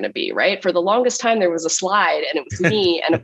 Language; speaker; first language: English; native; English